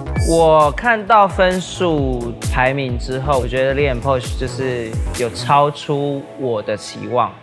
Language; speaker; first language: Chinese; native; Chinese